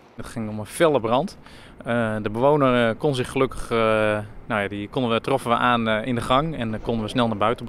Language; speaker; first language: Dutch; native; Dutch